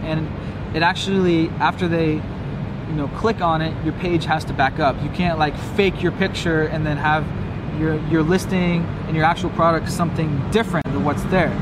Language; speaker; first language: English; native; English